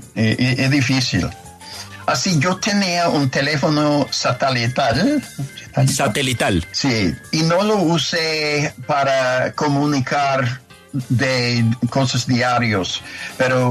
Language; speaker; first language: Spanish; non-native, fluent; English